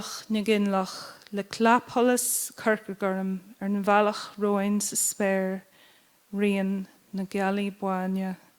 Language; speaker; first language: Irish; non-native, local second language; English